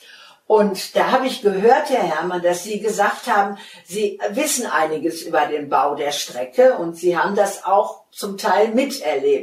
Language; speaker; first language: German; native; German